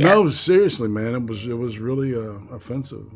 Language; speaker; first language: English; native; English